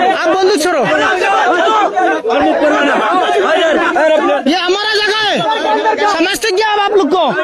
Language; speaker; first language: Hindi; non-native, learner; Bangla